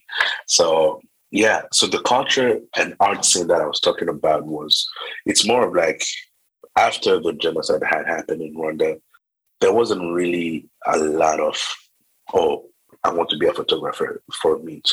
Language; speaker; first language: English; non-native, local second language; Kinyarwanda